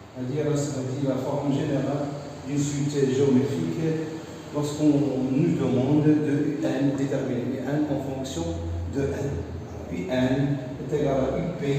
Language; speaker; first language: French; non-native, local second language; Arabic